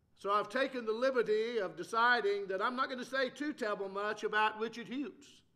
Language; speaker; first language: English; native; English